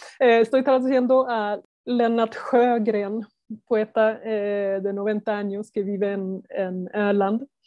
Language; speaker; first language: Spanish; non-native, fluent; Swedish